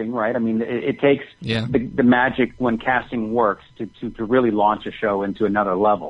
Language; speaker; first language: English; native; English